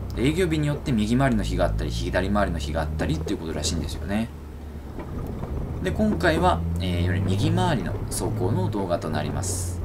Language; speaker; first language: Japanese; native; Japanese